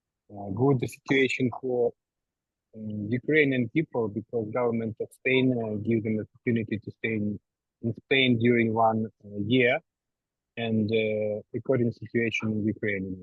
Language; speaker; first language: English; non-native, learner; Ukrainian